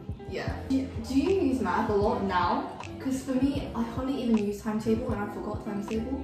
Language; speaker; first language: English; early bilingual, other home language; Korean